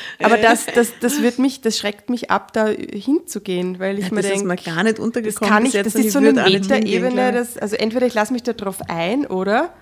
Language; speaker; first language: German; native; German